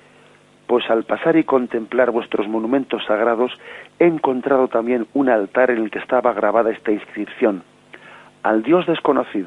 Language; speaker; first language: Spanish; native; Spanish